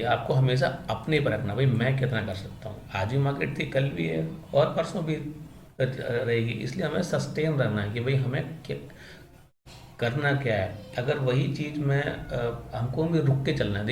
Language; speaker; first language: Hindi; native; Hindi